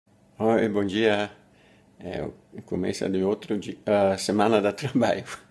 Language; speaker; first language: Portuguese; non-native, learner; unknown